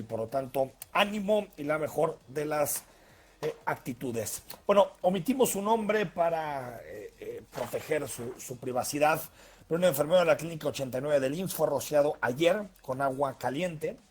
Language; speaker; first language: Spanish; native; Spanish